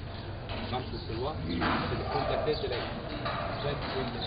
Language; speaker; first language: French; non-native, fluent; Arabic